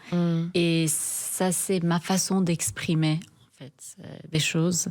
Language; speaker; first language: French; non-native, fluent; Persian